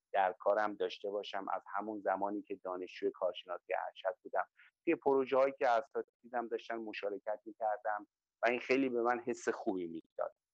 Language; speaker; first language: Persian; native; Persian